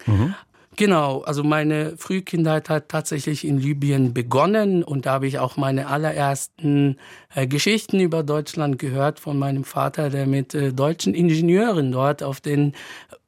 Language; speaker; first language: German; non-native, fluent; Arabic